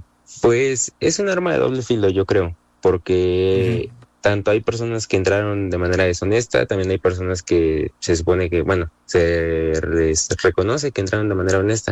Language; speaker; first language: Spanish; native; Spanish